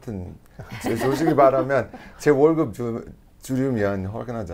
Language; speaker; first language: Korean; non-native, learner; English